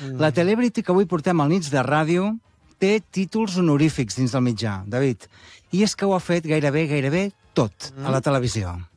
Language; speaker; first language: Catalan; native; Catalan